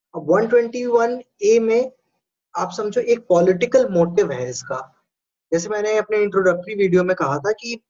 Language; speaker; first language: Hindi; native; Hindi